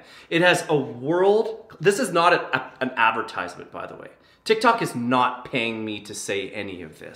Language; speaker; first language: English; native; English